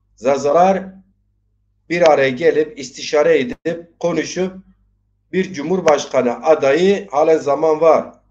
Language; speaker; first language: Turkish; non-native, local second language; Zaza